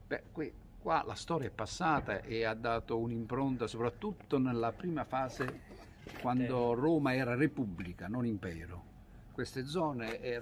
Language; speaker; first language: Italian; native; Italian